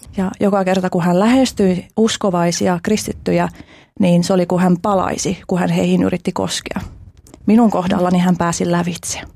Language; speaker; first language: Finnish; early bilingual, other home language; Albanian